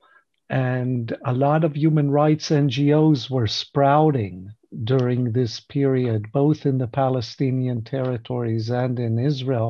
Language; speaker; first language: English; non-native, fluent; Hebrew